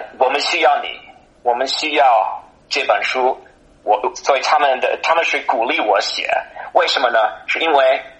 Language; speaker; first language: Chinese; non-native, fluent; English